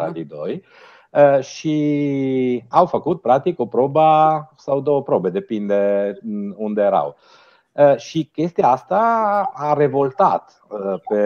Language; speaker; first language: Romanian; non-native, fluent; Italian